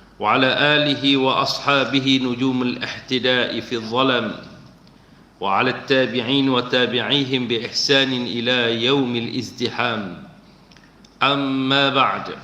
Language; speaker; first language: Arabic; non-native, fluent; Malay